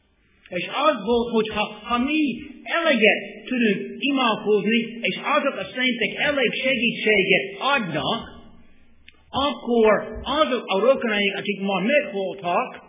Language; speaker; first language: Hungarian; non-native, fluent; English